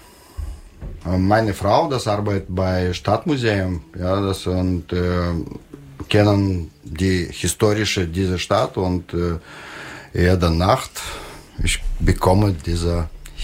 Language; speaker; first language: German; non-native, learner; Russian